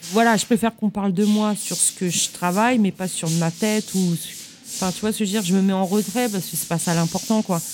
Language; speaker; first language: French; native; French